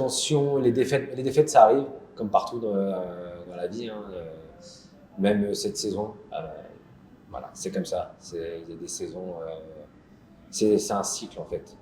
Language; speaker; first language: French; native; French